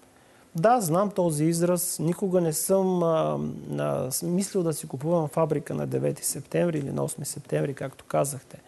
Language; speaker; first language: Bulgarian; native; Bulgarian